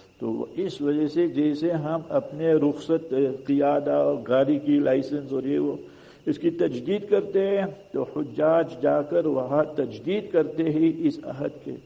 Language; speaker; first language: Urdu; non-native, local second language; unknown